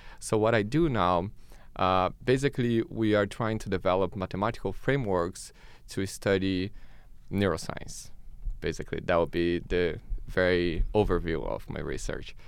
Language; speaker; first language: English; non-native, fluent; Portuguese